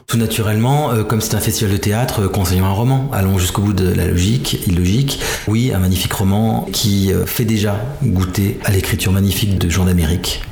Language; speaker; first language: French; native; French